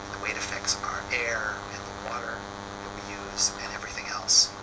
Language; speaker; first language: English; native; English